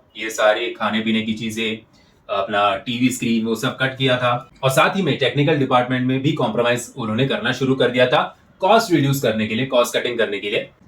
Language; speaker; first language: Hindi; non-native, local second language; Marathi